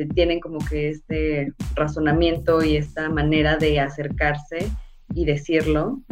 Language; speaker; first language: Spanish; native; Spanish